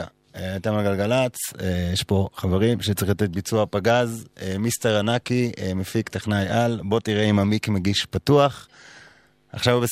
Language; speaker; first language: Hebrew; native; Hebrew